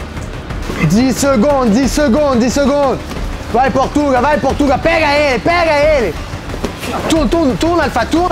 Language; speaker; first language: French; native; French